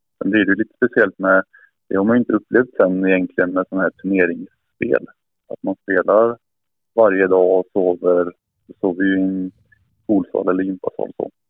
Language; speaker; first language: Swedish; native; Swedish